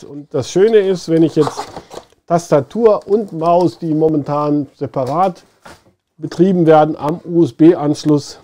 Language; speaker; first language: German; native; German